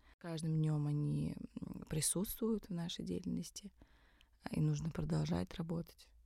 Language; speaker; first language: Russian; early bilingual, other home language; Tajik